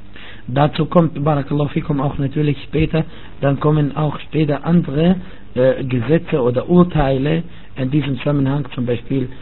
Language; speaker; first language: German; non-native, fluent; Arabic